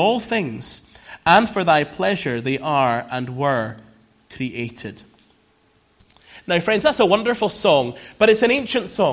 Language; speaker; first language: English; native; English